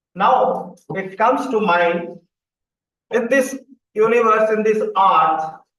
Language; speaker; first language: English; non-native, local second language; Hindi